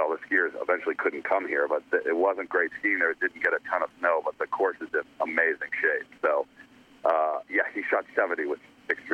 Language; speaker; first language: English; native; English